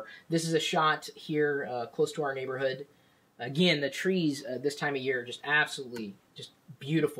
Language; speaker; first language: English; native; English